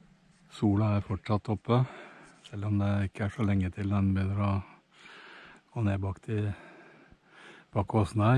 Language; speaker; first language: Norwegian; native; Norwegian